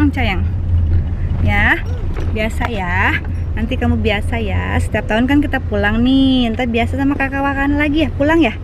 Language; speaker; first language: Indonesian; native; Indonesian